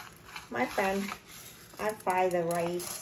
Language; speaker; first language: English; non-native, learner; Vietnamese